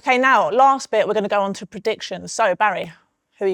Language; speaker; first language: English; native; English